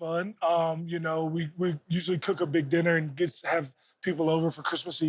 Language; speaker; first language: English; native; English